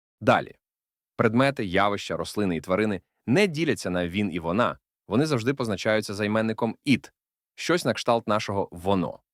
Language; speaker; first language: Ukrainian; native; Ukrainian